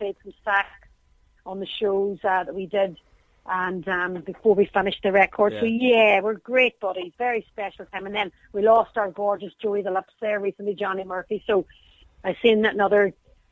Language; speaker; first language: English; native; English